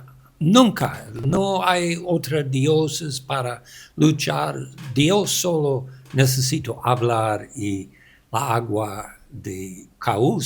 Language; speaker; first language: Spanish; non-native, learner; English